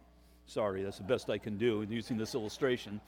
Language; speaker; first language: English; native; English